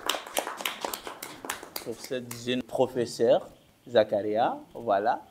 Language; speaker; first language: French; non-native, local second language; Bambara